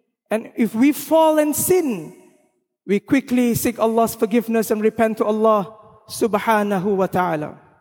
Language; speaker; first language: English; non-native, local second language; Malay